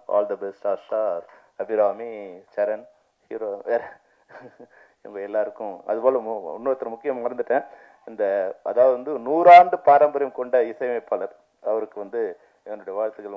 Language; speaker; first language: Tamil; native; Tamil